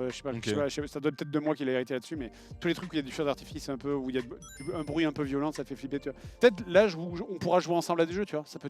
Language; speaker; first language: French; native; French